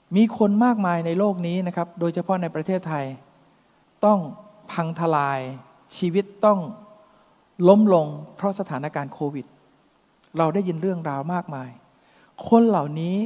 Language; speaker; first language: Thai; native; Thai